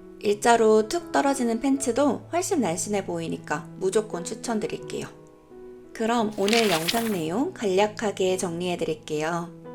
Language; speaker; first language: Korean; native; Korean